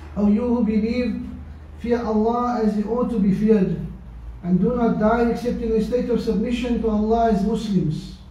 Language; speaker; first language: English; native; English